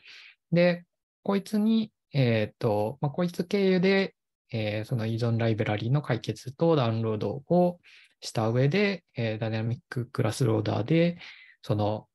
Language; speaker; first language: Japanese; native; Japanese